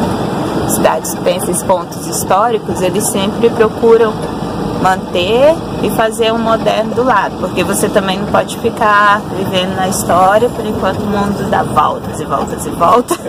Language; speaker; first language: Portuguese; native; Portuguese